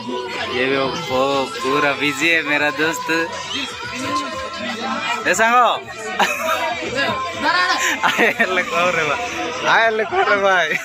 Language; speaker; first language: Hindi; non-native, local second language; Odia